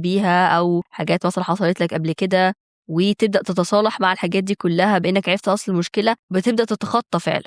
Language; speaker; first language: Arabic; native; Arabic